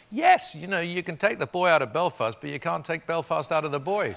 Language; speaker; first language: English; native; English